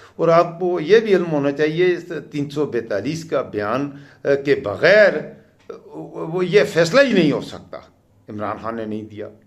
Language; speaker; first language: Urdu; non-native, local second language; Pashto